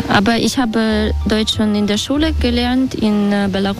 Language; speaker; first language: German; non-native, fluent; Belarusian